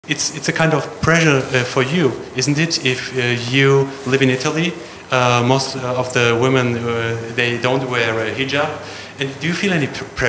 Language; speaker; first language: English; non-native, fluent; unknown